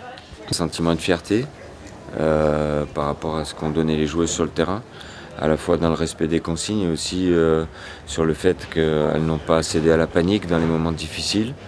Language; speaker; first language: French; native; French